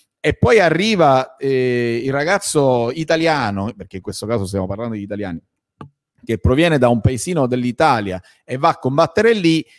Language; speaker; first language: Italian; native; Italian